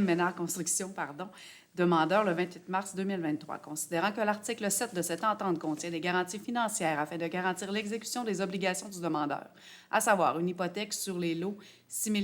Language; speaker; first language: French; native; French